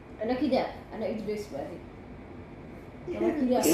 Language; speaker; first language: Arabic; non-native, learner; Indonesian